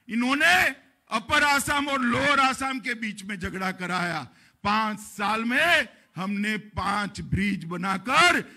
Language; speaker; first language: Hindi; non-native, local second language; Gujarati